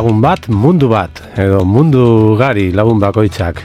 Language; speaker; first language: Basque; native; Basque